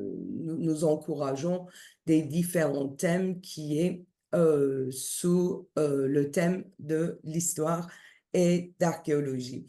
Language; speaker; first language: French; non-native, fluent; Turkish